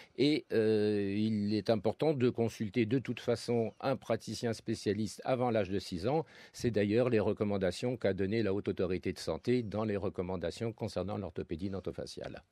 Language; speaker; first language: French; native; French